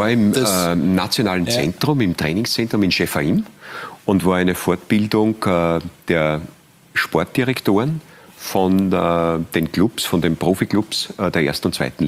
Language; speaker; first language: German; native; German